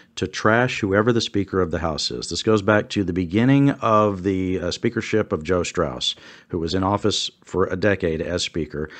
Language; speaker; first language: English; native; English